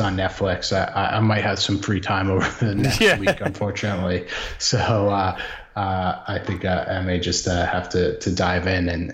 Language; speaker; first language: English; native; English